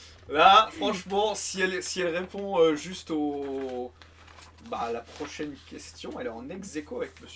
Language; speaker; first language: French; native; French